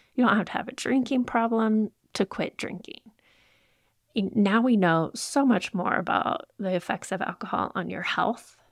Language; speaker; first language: English; native; English